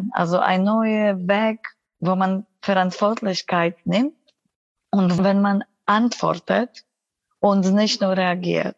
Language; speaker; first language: German; non-native, fluent; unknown